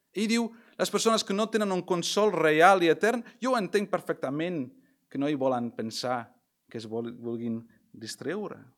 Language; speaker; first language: Catalan; non-native, local second language; Spanish